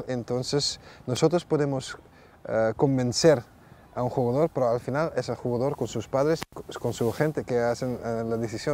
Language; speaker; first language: Spanish; non-native, fluent; Dutch